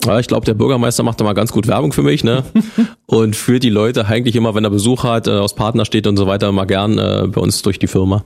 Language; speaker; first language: German; native; German